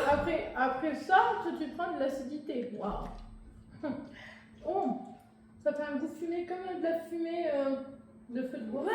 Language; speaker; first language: French; native; French